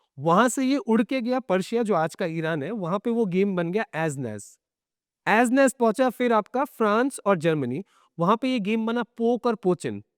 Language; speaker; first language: Hindi; non-native, local second language; Bangla